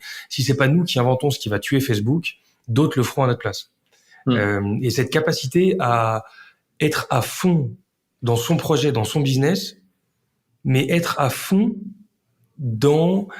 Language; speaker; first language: French; native; French